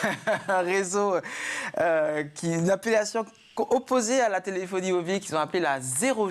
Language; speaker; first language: French; native; French